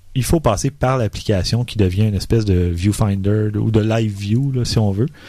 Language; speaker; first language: French; native; French